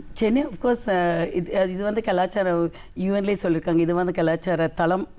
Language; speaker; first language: Tamil; native; Tamil